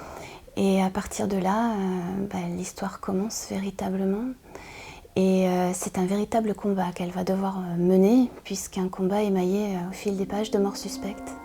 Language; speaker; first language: French; native; French